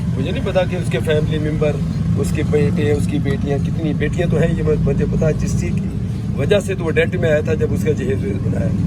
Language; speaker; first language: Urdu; non-native, local second language; Punjabi